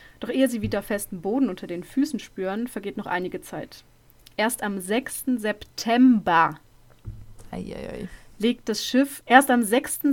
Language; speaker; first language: German; native; German